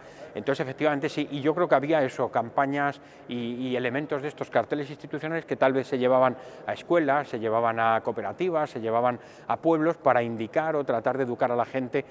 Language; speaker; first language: Spanish; native; Spanish